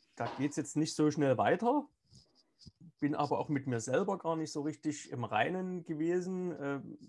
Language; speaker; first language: German; native; German